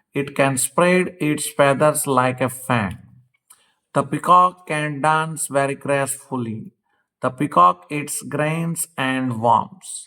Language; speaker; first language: English; non-native, local second language; Gujarati